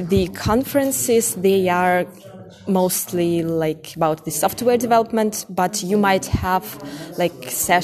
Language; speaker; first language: English; non-native, fluent; Russian